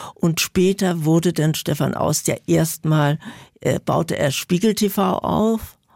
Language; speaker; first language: German; native; German